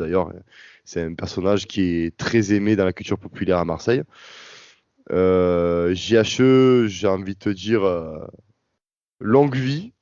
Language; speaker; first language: French; native; French